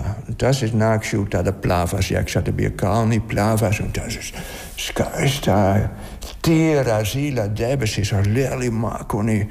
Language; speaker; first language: Latvian; non-native, learner; Dutch